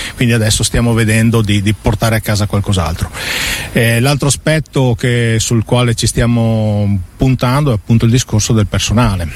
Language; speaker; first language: Italian; native; Italian